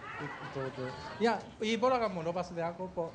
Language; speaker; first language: Filipino; non-native, learner; Japanese